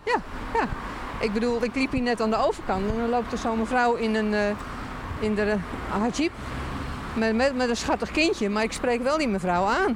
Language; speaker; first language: Dutch; native; Dutch